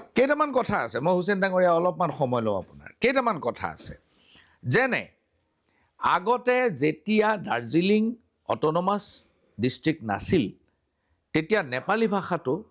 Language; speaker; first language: Assamese; native; Assamese